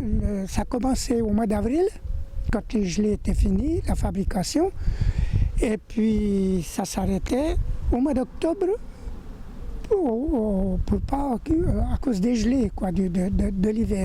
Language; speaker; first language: French; native; French